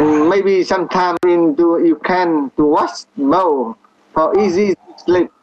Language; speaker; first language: English; non-native, learner; Vietnamese